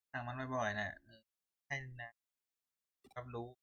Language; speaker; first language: Thai; native; Thai